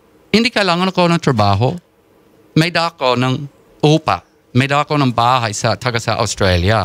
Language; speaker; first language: Filipino; non-native, learner; English